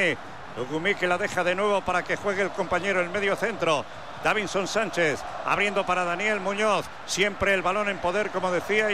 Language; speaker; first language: Spanish; native; Spanish